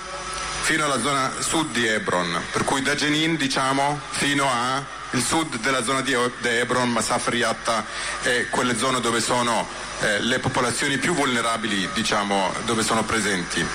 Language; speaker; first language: Italian; native; Italian